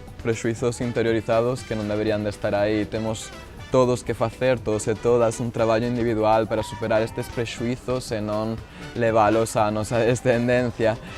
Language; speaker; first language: Galician; non-native, local second language; Spanish